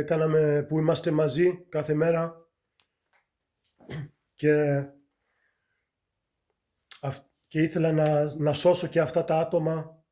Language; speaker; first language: Greek; early bilingual, heritage; Greek